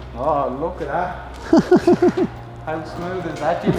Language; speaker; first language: English; native; English